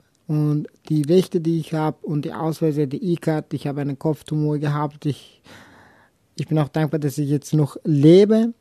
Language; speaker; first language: German; non-native, local second language; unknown